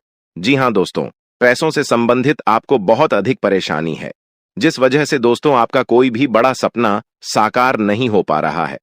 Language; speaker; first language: Hindi; non-native, local second language; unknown